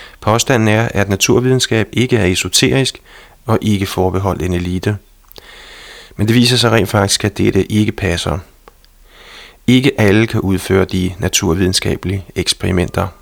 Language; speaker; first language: Danish; native; Danish